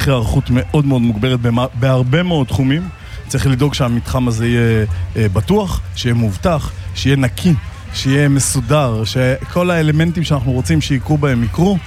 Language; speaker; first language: Hebrew; native; Hebrew